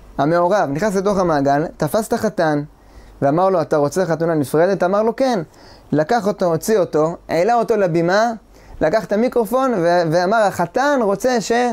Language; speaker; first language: Hebrew; native; Hebrew